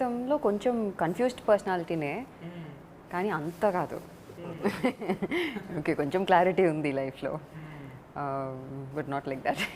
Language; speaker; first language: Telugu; non-native, learner; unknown